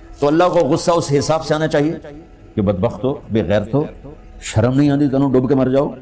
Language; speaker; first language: Urdu; non-native, local second language; Punjabi